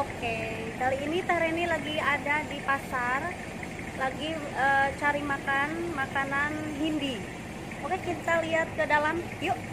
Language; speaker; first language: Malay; non-native, local second language; Sundanese